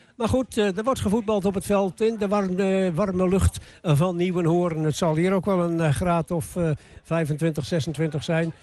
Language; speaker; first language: Dutch; native; Dutch